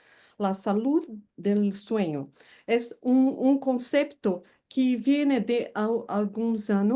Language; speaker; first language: Spanish; non-native, fluent; Portuguese